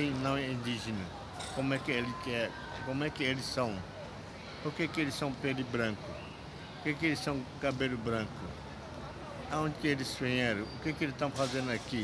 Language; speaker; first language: Portuguese; non-native, local second language; Yanomámi